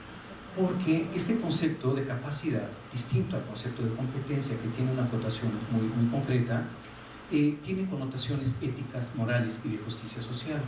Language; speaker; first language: Spanish; native; Spanish